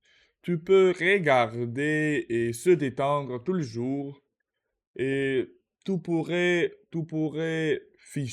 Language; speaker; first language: French; non-native, learner; Russian